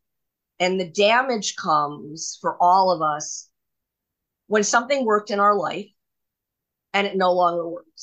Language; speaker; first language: English; native; English